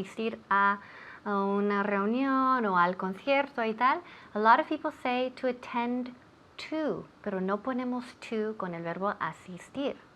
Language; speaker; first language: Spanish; non-native, fluent; English